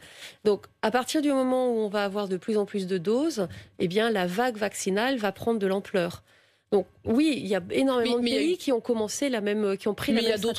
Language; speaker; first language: French; native; French